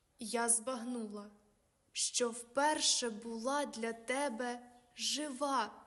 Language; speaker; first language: Ukrainian; native; Ukrainian